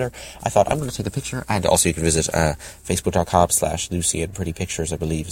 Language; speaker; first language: English; native; English